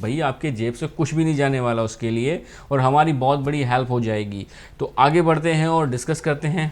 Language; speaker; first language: Urdu; non-native, local second language; Sindhi